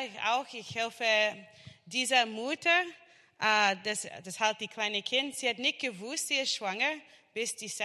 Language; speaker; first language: German; non-native, learner; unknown